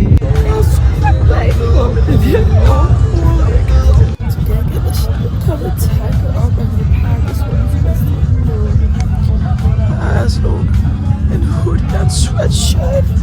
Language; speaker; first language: Danish; native; Danish